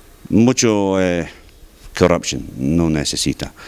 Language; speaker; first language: Spanish; non-native, learner; English